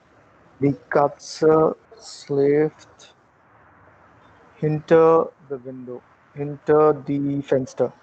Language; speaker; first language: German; non-native, learner; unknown